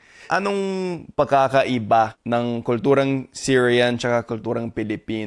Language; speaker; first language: Filipino; non-native, fluent; English